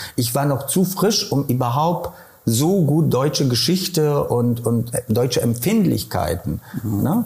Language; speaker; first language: German; non-native, fluent; Polish